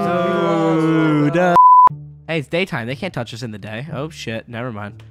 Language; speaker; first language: English; native; English